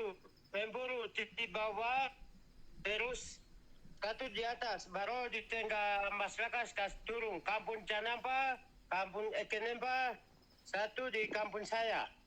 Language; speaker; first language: Indonesian; non-native, local second language; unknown